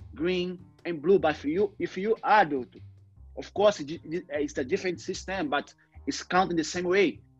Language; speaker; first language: English; non-native, learner; Portuguese